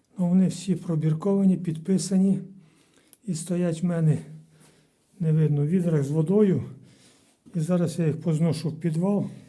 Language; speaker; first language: Ukrainian; native; Ukrainian